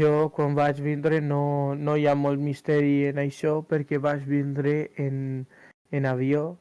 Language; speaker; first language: Catalan; early bilingual, other home language; Urdu